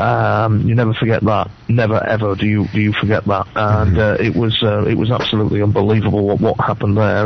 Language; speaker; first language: English; native; English